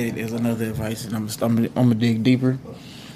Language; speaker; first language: English; native; English